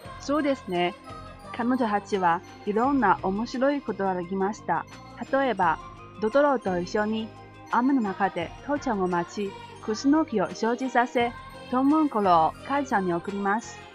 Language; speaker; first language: Japanese; non-native, learner; Chinese